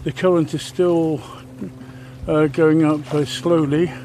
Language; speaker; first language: English; native; English